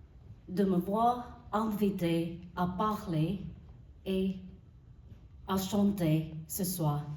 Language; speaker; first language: French; non-native, learner; Burmese